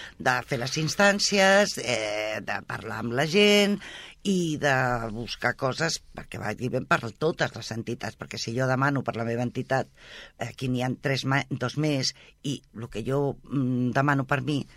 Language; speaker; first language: Catalan; non-native, local second language; Spanish